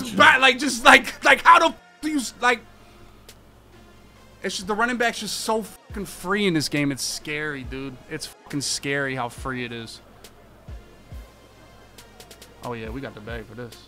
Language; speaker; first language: English; native; English